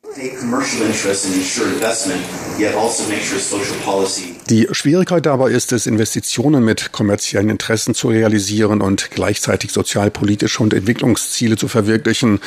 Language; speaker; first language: German; native; German